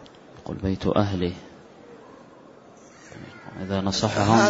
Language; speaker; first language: Arabic; native; Arabic